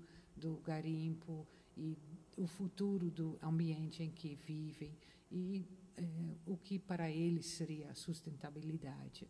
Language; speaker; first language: Portuguese; non-native, fluent; Dutch